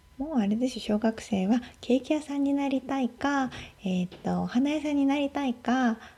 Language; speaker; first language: Japanese; native; Japanese